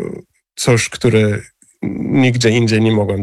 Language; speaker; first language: Polish; non-native, fluent; English